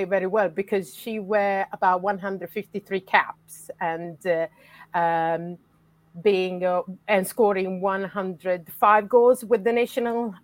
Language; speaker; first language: English; non-native, fluent; Italian